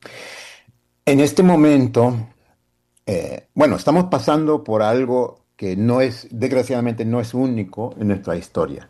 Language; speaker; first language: Spanish; early bilingual, heritage; Spanish